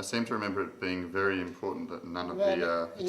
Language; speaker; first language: English; native; English